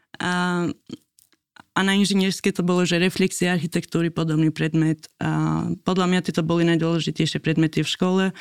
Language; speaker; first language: Slovak; non-native, fluent; Albanian